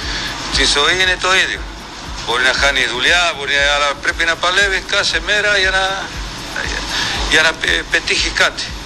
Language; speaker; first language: Greek; non-native, fluent; Spanish